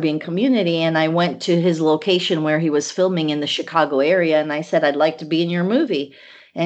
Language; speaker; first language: English; early bilingual, other home language; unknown